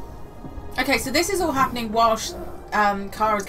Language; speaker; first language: English; native; English